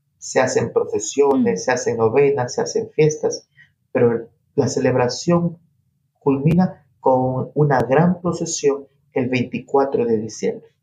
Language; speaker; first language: Spanish; native; Spanish